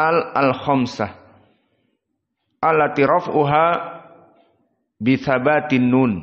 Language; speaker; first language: Arabic; non-native, fluent; Indonesian